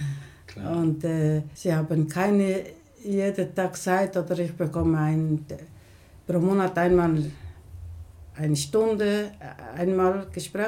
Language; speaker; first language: German; non-native, learner; Somali